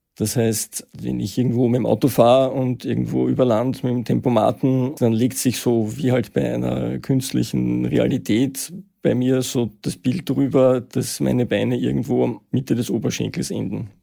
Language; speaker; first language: German; native; German